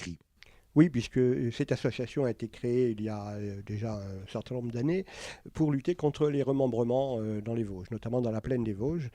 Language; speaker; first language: French; native; French